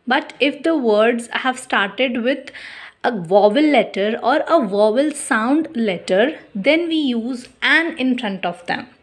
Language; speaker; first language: English; non-native, local second language; Hindi